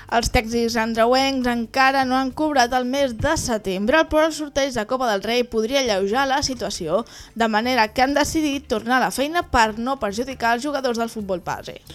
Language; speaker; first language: Catalan; native; Catalan